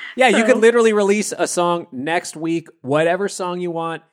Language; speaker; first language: English; native; English